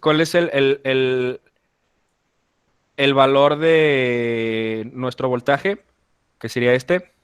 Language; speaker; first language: Spanish; native; Spanish